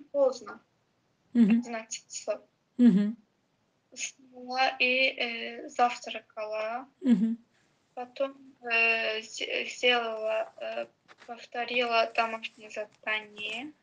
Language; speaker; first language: Russian; non-native, learner; Azerbaijani